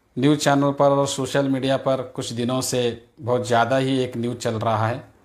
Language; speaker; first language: Hindi; non-native, local second language; Kannada